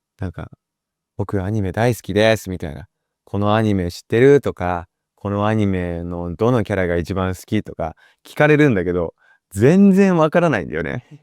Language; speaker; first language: Japanese; native; Japanese